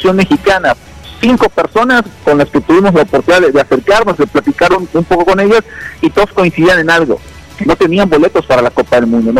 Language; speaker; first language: Spanish; native; Spanish